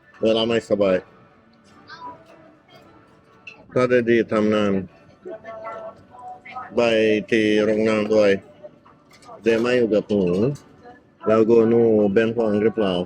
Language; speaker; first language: Thai; non-native, learner; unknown